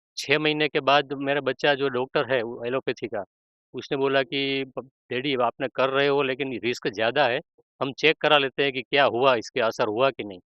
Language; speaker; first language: Hindi; non-native, local second language; Gujarati